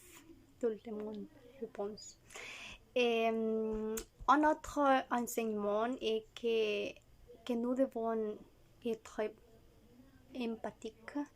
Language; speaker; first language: French; non-native, learner; Spanish